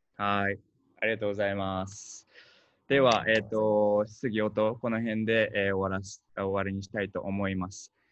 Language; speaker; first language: Japanese; early bilingual, heritage; Japanese